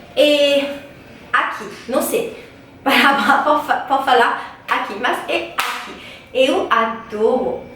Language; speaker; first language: Portuguese; non-native, learner; French